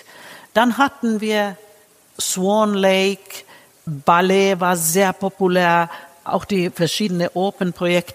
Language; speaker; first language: German; non-native, fluent; Finnish